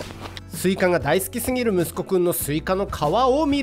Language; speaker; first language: Japanese; native; Japanese